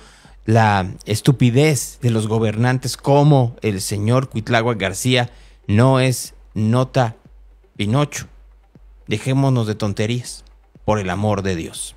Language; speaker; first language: Spanish; native; Spanish